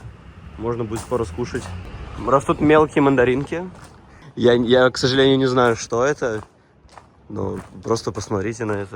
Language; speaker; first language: Russian; native; Russian